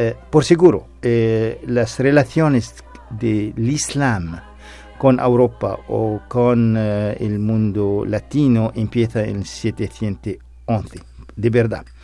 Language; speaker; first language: Spanish; non-native, fluent; Arabic